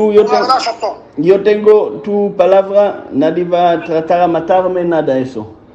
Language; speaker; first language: Spanish; non-native, learner; Hebrew